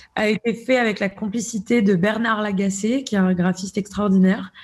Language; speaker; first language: French; native; French